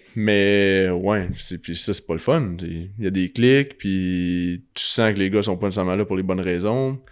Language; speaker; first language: French; native; French